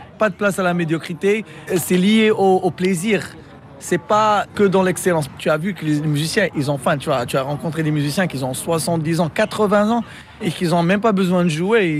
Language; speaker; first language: French; non-native, local second language; Arabic